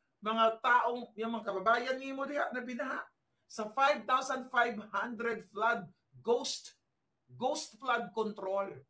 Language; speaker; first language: Filipino; non-native, local second language; Cebuano